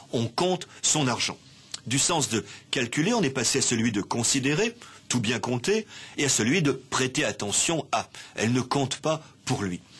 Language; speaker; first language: French; native; French